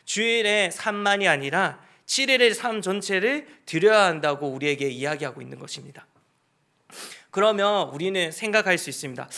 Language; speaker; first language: Korean; native; Korean